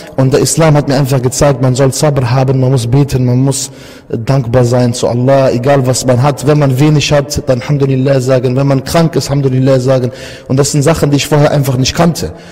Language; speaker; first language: German; early bilingual, other home language; Italian